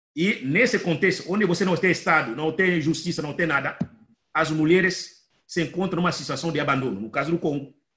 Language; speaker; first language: Portuguese; non-native, fluent; Lingala